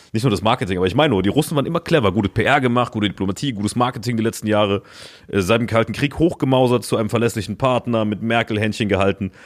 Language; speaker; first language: German; native; German